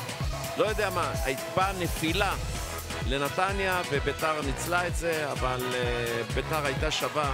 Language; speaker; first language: Hebrew; native; Hebrew